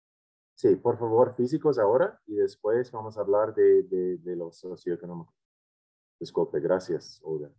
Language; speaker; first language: Spanish; non-native, fluent; English